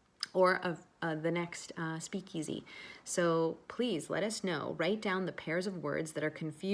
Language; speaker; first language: English; native; English